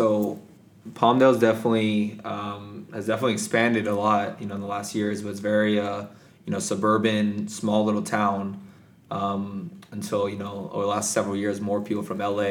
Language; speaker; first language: English; native; English